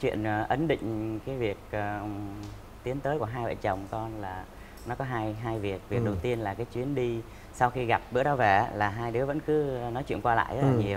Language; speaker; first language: Vietnamese; native; Vietnamese